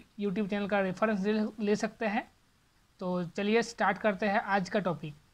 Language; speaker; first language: Hindi; non-native, local second language; Bangla